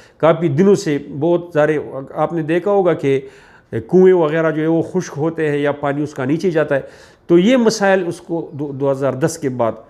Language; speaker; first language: Urdu; non-native, local second language; Pashto